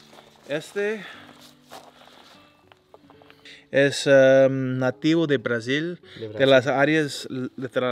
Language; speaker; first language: Spanish; non-native, learner; English